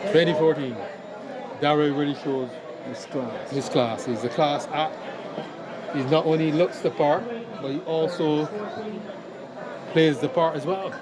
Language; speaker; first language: English; native; English